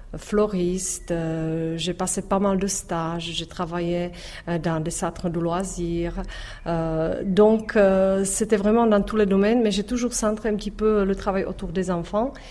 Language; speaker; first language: French; non-native, fluent; Czech